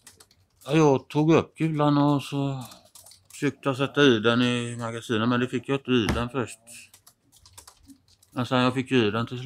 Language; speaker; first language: Swedish; native; Swedish